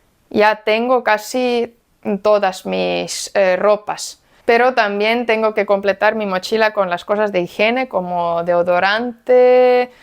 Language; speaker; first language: Spanish; non-native, fluent; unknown